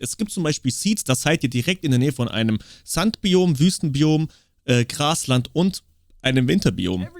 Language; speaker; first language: German; native; German